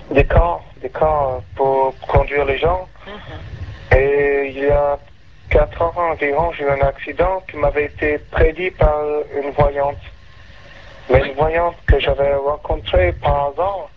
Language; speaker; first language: French; non-native, learner; English